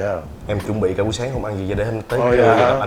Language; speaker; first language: Vietnamese; native; Vietnamese